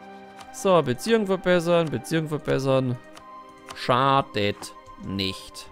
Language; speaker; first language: German; native; German